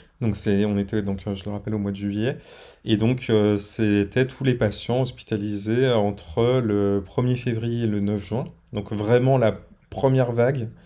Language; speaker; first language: French; native; French